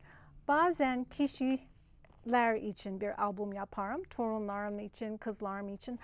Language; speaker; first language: Turkish; non-native, fluent; English